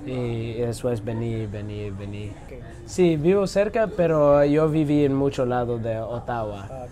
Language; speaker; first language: Spanish; non-native, learner; English